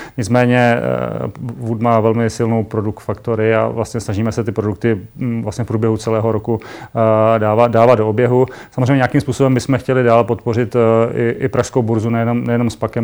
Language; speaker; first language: Czech; native; Czech